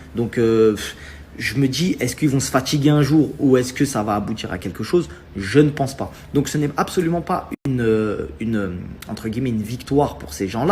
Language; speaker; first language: French; native; French